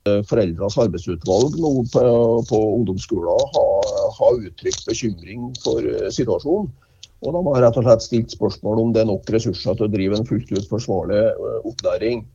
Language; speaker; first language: Norwegian; native; Norwegian